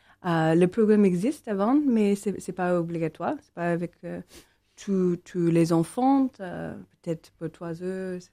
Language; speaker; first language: French; non-native, learner; English